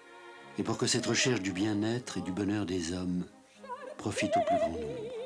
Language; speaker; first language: French; native; French